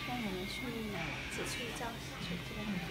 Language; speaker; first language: Chinese; native; Chinese